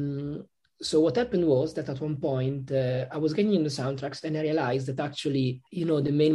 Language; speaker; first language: English; non-native, fluent; Italian